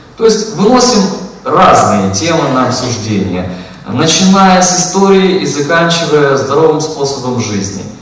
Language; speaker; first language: Russian; non-native, local second language; Ukrainian